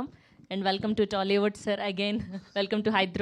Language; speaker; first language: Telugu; native; Telugu